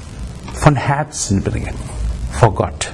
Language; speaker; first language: German; non-native, learner; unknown